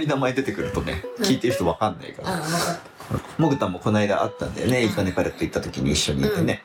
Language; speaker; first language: Japanese; native; Japanese